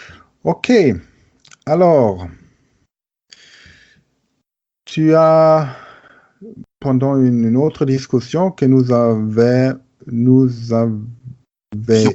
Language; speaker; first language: French; non-native, learner; German